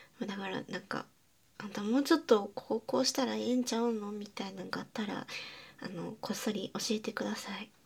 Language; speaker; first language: Japanese; native; Japanese